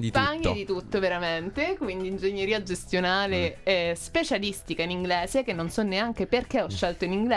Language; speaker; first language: Italian; native; Italian